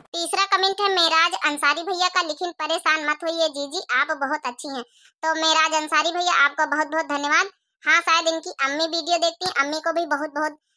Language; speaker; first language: Hindi; native; Hindi